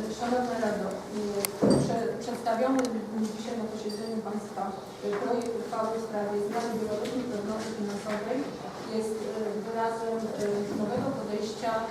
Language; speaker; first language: Polish; native; Polish